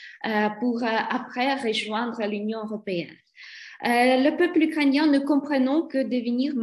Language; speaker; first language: French; non-native, fluent; Ukrainian